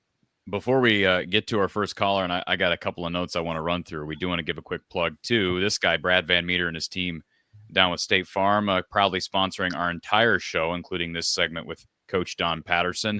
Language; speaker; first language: English; native; English